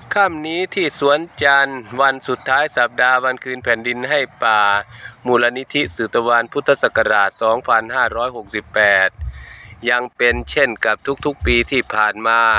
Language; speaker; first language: Thai; native; Thai